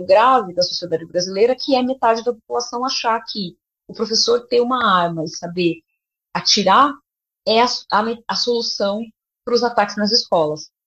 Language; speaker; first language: Portuguese; native; Portuguese